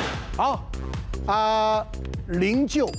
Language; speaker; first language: Chinese; native; Chinese